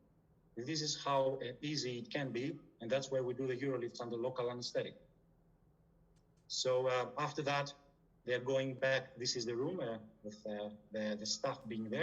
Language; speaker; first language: English; non-native, fluent; Greek